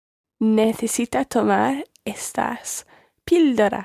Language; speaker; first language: Spanish; non-native, learner; English